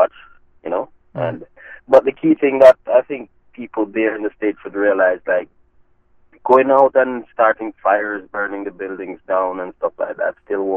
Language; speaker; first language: English; non-native, local second language; Jamaican Creole English